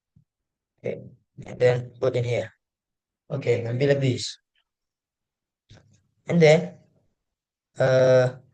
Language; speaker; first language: English; non-native, learner; Indonesian